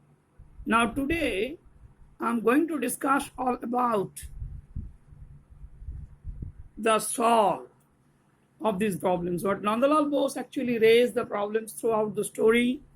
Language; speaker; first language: English; non-native, local second language; Bangla